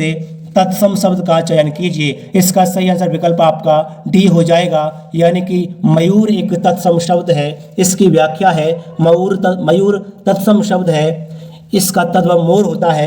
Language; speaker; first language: Hindi; native; Hindi